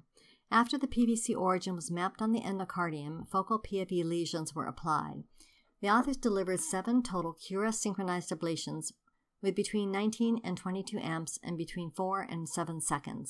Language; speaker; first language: English; native; English